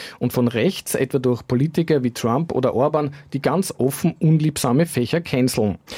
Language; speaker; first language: German; native; German